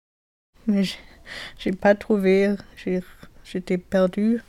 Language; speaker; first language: French; non-native, learner; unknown